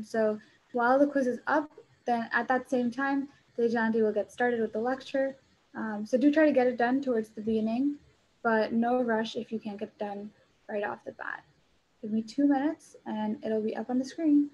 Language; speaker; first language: English; early bilingual, other home language; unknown